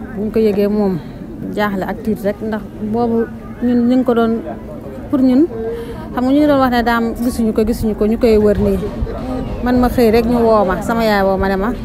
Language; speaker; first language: Wolof; native; Wolof